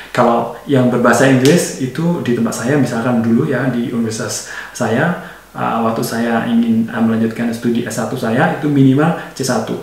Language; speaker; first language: Indonesian; native; Indonesian